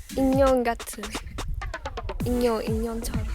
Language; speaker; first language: Korean; non-native, learner; Chinese